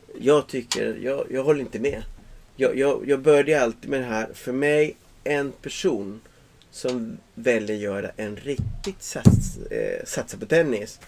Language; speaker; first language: Swedish; non-native, fluent; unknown